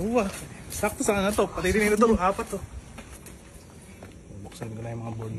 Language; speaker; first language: Filipino; native; Filipino